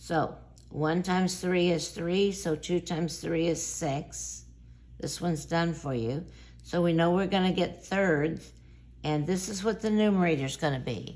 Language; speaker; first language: English; native; English